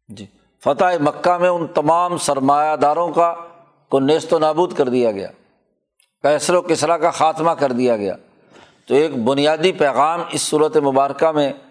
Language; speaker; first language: Urdu; non-native, local second language; Punjabi